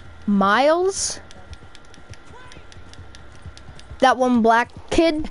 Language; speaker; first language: English; native; English